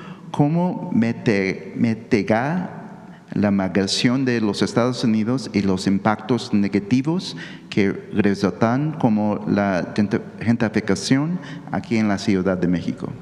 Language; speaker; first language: Spanish; early bilingual, heritage; English